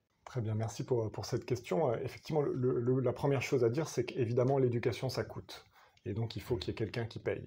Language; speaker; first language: French; native; French